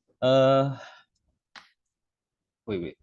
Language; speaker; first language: English; non-native, local second language; Indonesian